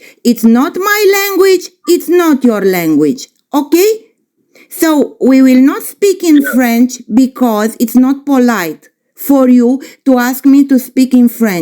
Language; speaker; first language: English; non-native, fluent; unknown